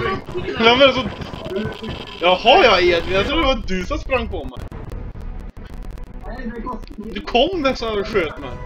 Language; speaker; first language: Swedish; native; Swedish